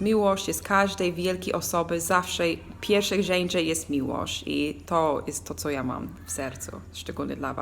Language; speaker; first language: Polish; non-native, learner; English